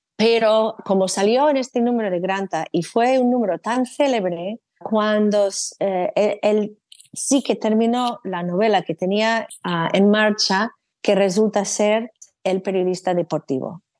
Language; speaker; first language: Spanish; non-native, fluent; English